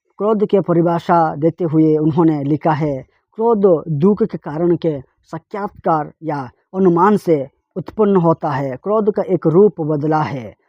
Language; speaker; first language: Hindi; non-native, local second language; Telugu